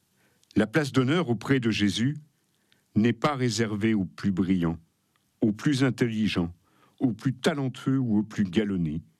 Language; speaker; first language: French; native; French